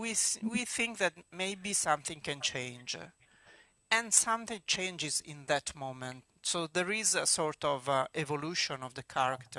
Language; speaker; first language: English; non-native, fluent; Italian